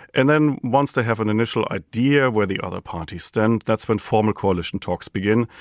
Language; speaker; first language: English; non-native, fluent; German